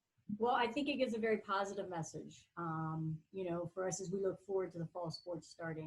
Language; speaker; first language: English; native; English